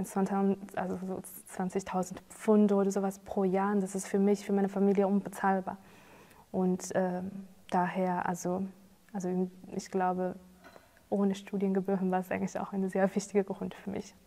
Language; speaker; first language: German; non-native, fluent; Chinese